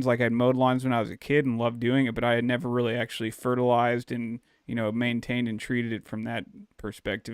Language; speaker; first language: English; native; English